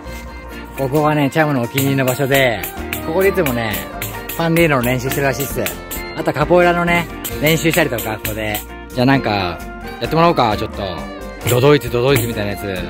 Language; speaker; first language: Japanese; native; Japanese